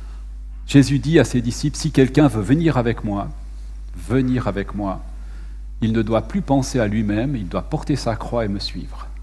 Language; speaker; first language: French; native; French